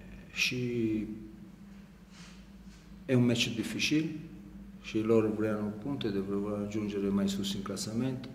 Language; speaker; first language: Romanian; non-native, learner; Italian